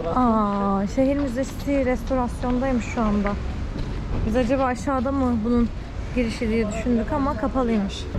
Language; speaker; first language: Turkish; native; Turkish